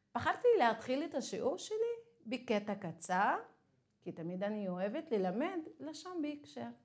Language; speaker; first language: Hebrew; non-native, local second language; Arabic